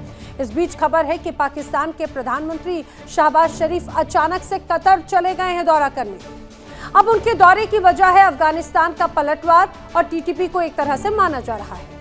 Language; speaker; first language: Hindi; native; Hindi